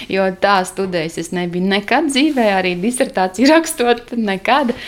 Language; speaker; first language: Latvian; native; Latvian